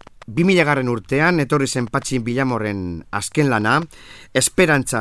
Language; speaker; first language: Basque; native; Basque